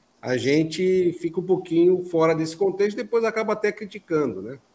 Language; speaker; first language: Portuguese; native; Portuguese